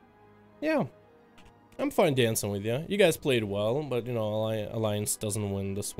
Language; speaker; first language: English; native; English